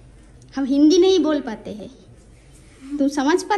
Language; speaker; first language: Hindi; non-native, local second language; Bangla